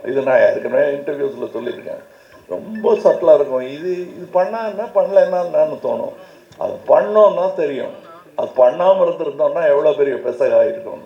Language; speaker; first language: Tamil; native; Tamil